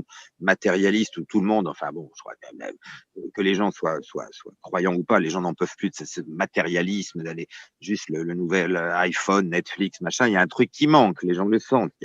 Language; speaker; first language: French; native; French